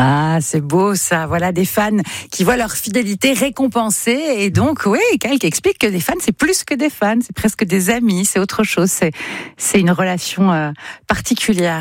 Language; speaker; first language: French; native; French